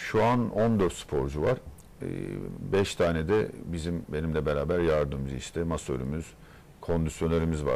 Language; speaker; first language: Turkish; native; Turkish